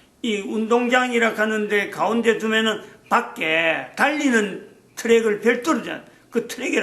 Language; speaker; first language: Korean; native; Korean